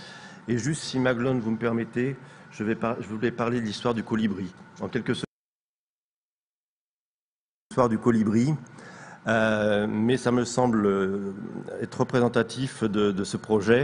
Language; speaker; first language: French; native; French